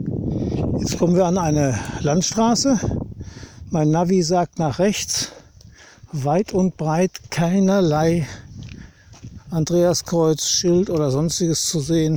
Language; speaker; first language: German; native; German